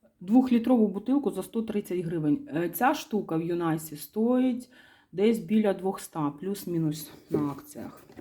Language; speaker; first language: Ukrainian; non-native, local second language; Russian